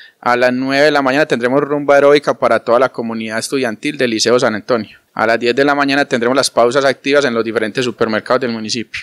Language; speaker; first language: Spanish; native; Spanish